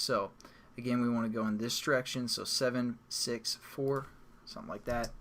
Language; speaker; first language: English; native; English